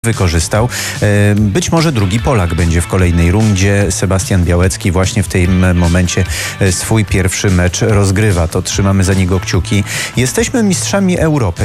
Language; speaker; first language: Polish; native; Polish